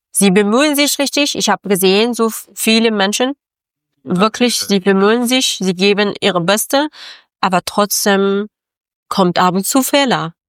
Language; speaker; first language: German; non-native, learner; Persian